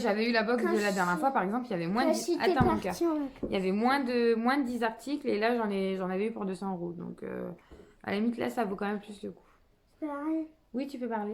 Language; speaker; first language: French; native; French